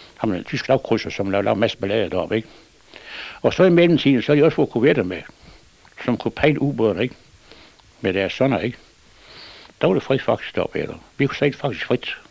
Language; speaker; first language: Danish; native; Danish